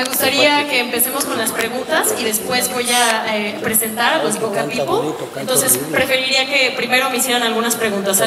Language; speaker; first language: Spanish; native; Spanish